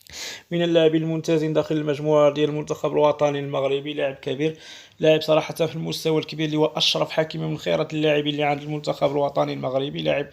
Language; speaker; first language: Arabic; native; Arabic